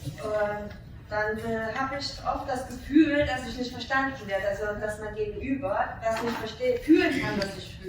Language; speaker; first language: German; non-native, fluent; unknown